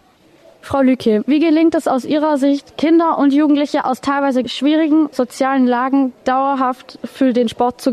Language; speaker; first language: German; native; German